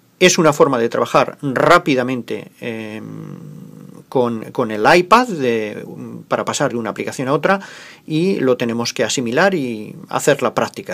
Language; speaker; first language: Spanish; native; Spanish